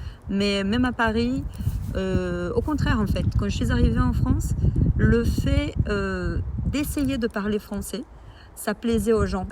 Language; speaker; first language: French; non-native, fluent; Portuguese